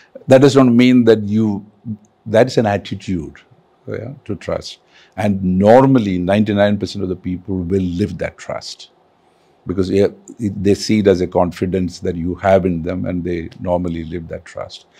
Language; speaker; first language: English; non-native, local second language; Malayalam